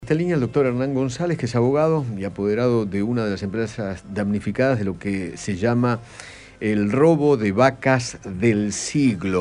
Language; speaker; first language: Spanish; native; Spanish